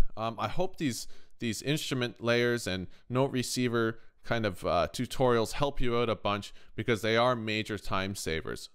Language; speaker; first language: English; native; English